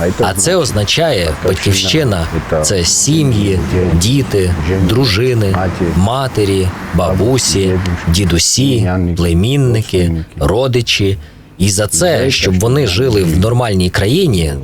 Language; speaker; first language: Ukrainian; non-native, fluent; Georgian